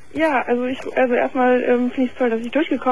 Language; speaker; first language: German; native; German